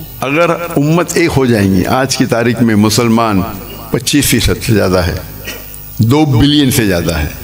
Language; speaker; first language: Urdu; non-native, local second language; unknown